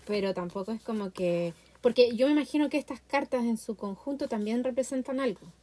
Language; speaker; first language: Spanish; native; Spanish